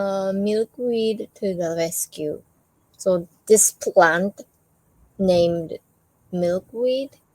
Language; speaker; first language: English; non-native, learner; Japanese